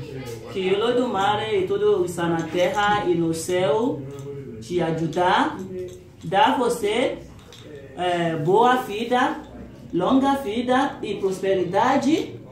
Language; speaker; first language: Portuguese; non-native, local second language; Yoruba